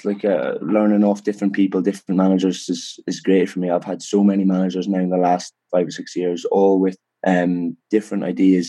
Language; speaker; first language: English; native; English